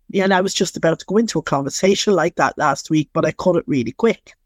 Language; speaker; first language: English; native; English